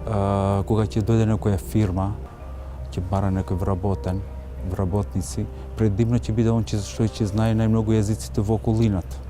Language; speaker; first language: Macedonian; non-native, local second language; Albanian